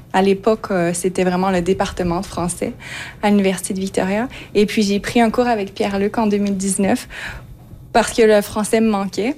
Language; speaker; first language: French; non-native, local second language; English